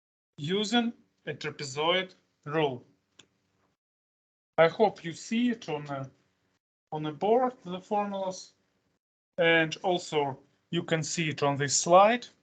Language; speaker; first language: English; non-native, fluent; Russian